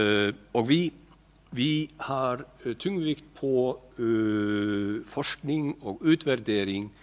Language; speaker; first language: Swedish; non-native, fluent; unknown